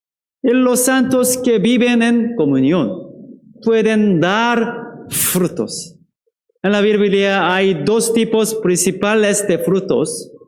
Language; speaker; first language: Spanish; non-native, fluent; Korean